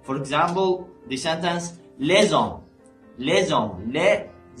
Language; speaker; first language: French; non-native, learner; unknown